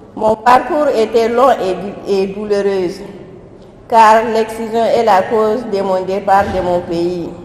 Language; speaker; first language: French; non-native, local second language; Soninke